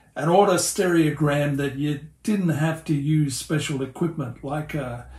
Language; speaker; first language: English; native; English